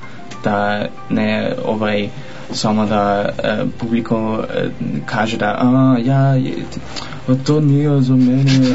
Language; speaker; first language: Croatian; non-native, learner; Dutch